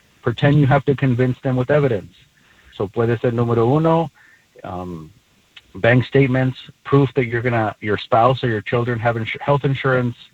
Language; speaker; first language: English; early bilingual, other home language; Spanish